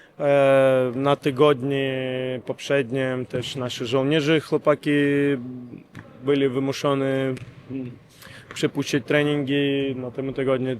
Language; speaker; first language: Polish; non-native, learner; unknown